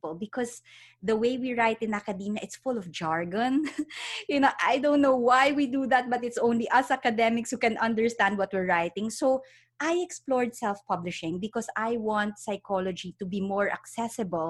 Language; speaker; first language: English; non-native, local second language; Filipino